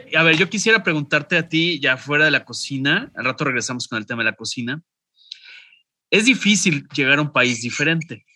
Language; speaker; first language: Spanish; native; Spanish